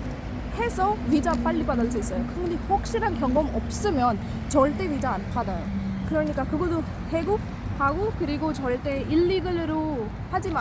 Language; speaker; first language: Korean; non-native, learner; Hindi